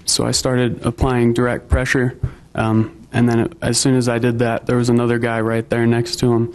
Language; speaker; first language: English; native; English